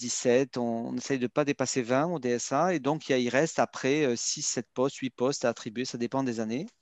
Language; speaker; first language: French; native; French